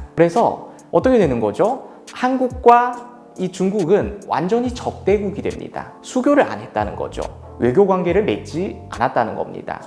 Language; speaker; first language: Korean; native; Korean